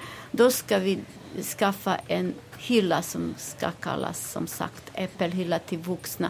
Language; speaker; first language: Swedish; non-native, fluent; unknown